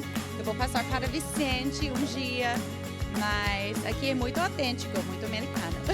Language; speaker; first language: Portuguese; non-native, fluent; English